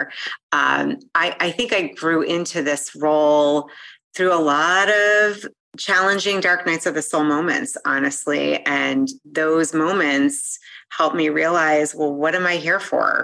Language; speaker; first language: English; native; English